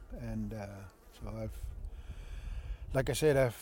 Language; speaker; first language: English; early bilingual, other home language; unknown